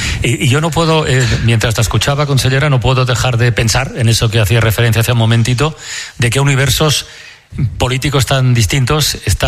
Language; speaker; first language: Spanish; native; Spanish